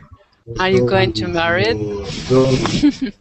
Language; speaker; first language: English; non-native, learner; Spanish